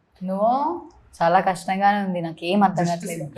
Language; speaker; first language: Telugu; non-native, learner; Malayalam